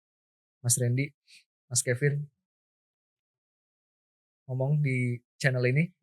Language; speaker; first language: Indonesian; native; Indonesian